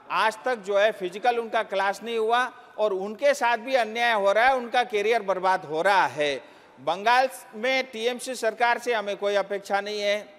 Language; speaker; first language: Hindi; non-native, local second language; Nepali